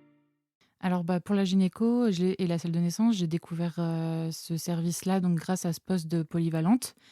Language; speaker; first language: French; native; French